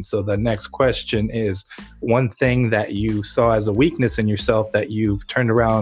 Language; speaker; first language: English; native; English